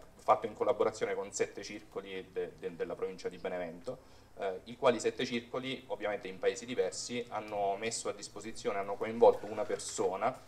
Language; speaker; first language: Italian; native; Italian